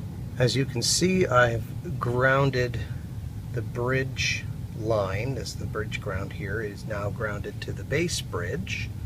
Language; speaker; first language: English; native; English